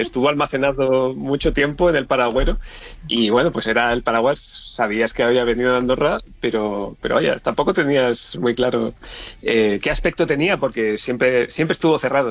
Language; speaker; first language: Spanish; native; Spanish